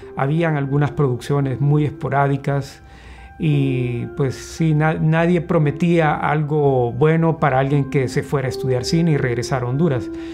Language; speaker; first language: Spanish; native; Spanish